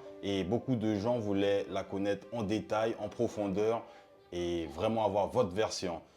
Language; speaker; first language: French; native; French